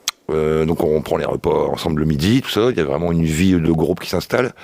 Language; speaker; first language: French; native; French